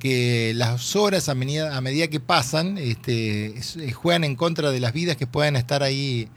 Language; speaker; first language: Spanish; native; Spanish